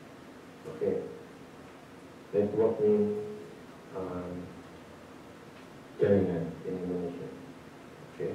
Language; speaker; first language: English; non-native, learner; Indonesian